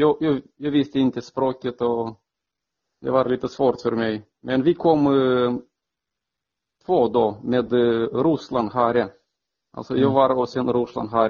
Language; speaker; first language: Swedish; non-native, fluent; Romanian